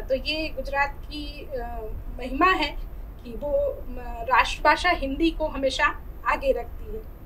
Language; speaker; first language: Hindi; native; Hindi